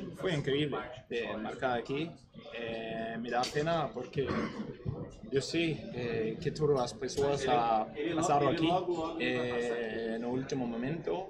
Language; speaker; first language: Portuguese; non-native, learner; Spanish